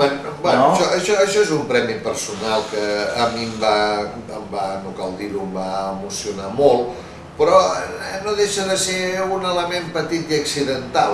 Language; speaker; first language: Catalan; native; Catalan